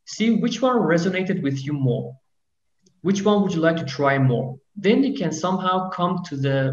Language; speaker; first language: English; non-native, fluent; Persian